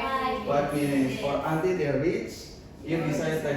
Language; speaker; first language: English; non-native, learner; Indonesian